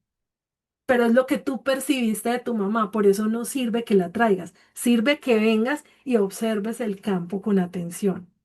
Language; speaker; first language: Spanish; native; Spanish